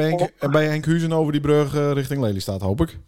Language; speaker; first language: Dutch; native; Dutch